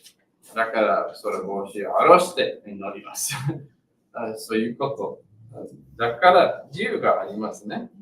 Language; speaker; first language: Japanese; non-native, learner; English